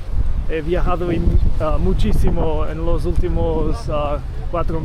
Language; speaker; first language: Spanish; non-native, learner; English